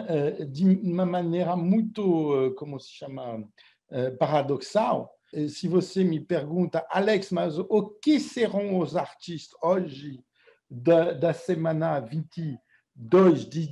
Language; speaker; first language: Portuguese; non-native, fluent; French